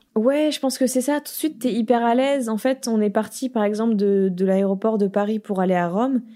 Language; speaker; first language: French; native; French